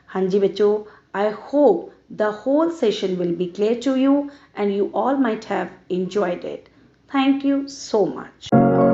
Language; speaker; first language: English; non-native, local second language; Punjabi